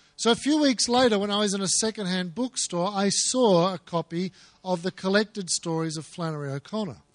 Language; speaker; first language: English; native; English